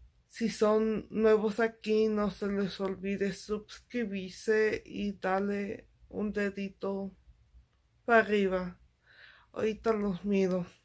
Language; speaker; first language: Spanish; early bilingual, heritage; Spanish